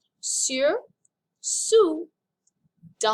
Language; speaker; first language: French; non-native, fluent; English